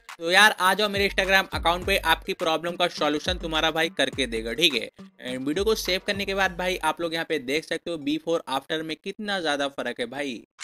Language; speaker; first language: Hindi; native; Hindi